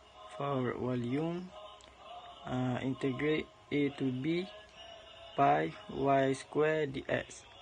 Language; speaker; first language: English; non-native, local second language; Malay